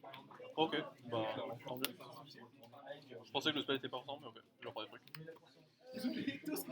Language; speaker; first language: French; native; French